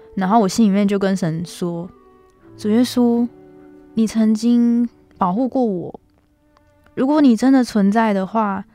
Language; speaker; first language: Chinese; native; Chinese